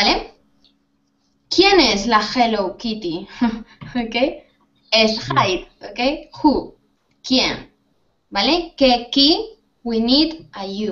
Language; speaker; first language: Spanish; native; Spanish